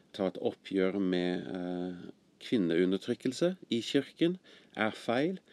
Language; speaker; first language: Norwegian; non-native, fluent; English